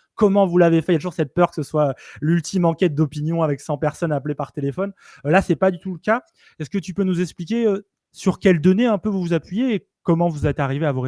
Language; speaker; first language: French; native; French